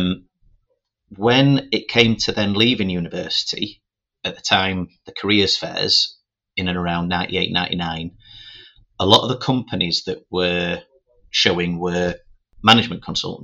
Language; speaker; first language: English; native; English